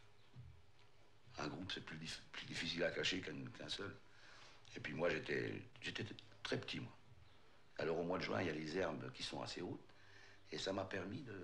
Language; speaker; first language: French; native; French